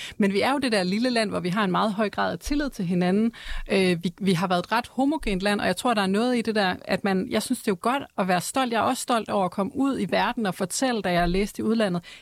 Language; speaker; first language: Danish; native; Danish